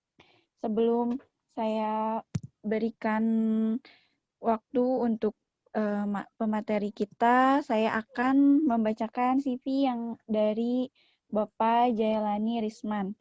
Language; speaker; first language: Indonesian; native; Indonesian